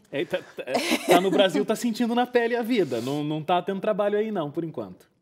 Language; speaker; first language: Portuguese; native; Portuguese